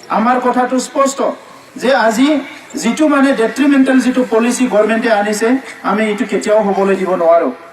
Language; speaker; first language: Assamese; non-native, local second language; Bodo